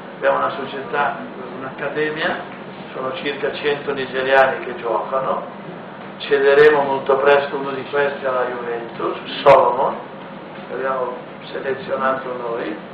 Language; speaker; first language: Italian; native; Italian